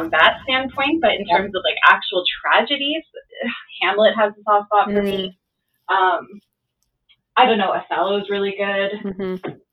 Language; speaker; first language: English; native; English